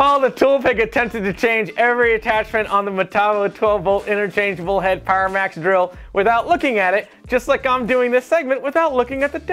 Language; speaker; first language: English; native; English